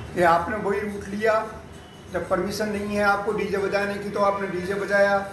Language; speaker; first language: Hindi; native; Hindi